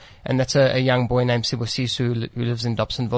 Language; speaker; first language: English; native; English